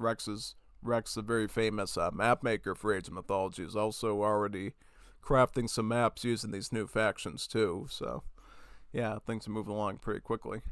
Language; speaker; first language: English; native; English